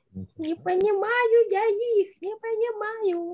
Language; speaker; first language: Russian; native; Russian